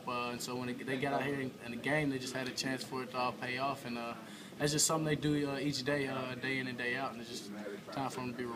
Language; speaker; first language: English; native; English